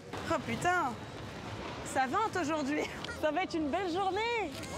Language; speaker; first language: French; native; French